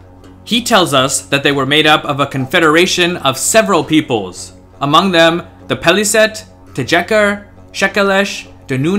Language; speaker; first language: English; native; English